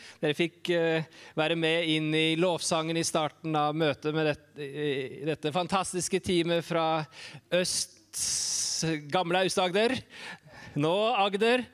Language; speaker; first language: Norwegian; native; Norwegian